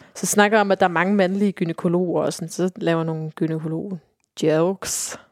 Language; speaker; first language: Danish; native; Danish